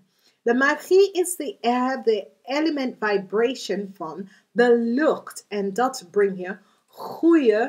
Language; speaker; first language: Dutch; non-native, learner; English